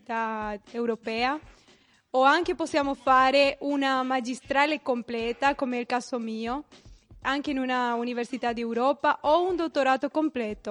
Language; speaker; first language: Italian; non-native, fluent; Spanish